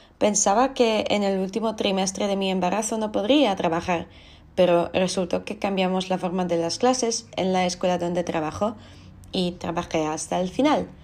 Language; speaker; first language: Spanish; non-native, learner; Polish